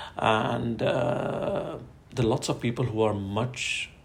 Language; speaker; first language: English; non-native, local second language; Gujarati